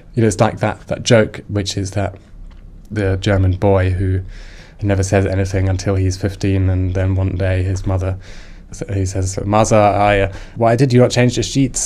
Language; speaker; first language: English; non-native, fluent; German